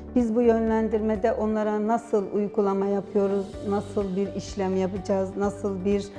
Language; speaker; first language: Turkish; native; Turkish